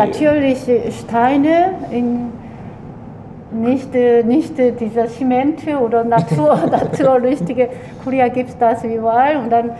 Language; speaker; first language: German; non-native, learner; Korean